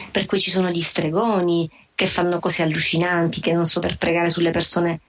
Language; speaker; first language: Italian; native; Italian